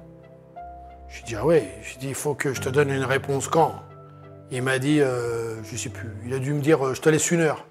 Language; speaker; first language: French; native; French